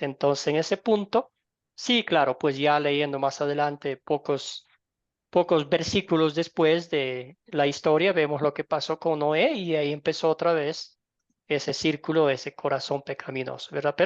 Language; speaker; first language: Spanish; native; Spanish